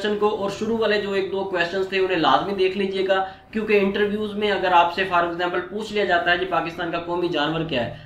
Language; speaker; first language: Urdu; non-native, local second language; Punjabi